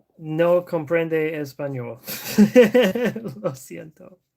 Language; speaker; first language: Spanish; non-native, learner; English